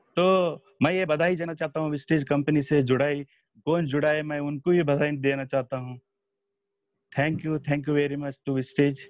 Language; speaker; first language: Hindi; non-native, local second language; Telugu